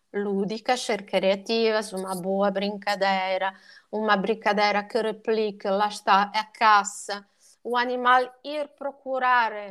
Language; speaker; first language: Portuguese; non-native, fluent; Italian